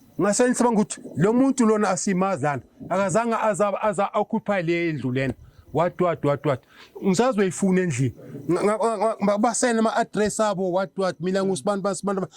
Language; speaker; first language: Zulu; native; Zulu